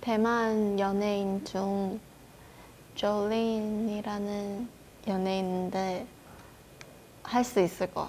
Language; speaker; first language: Korean; non-native, fluent; Chinese